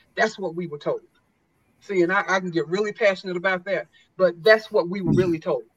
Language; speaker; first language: English; native; English